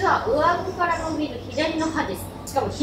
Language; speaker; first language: Japanese; native; Japanese